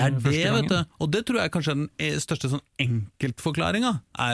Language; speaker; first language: Norwegian; native; Norwegian